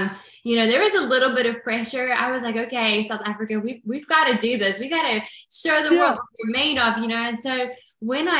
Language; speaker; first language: English; non-native, local second language; Afrikaans